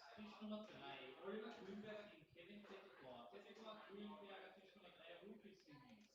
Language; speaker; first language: German; native; German